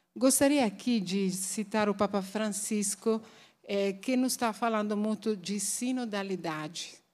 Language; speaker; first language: Portuguese; non-native, fluent; Italian